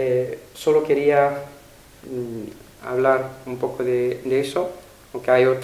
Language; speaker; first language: Spanish; non-native, fluent; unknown